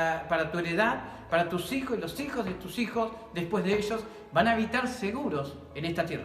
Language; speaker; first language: Spanish; native; Spanish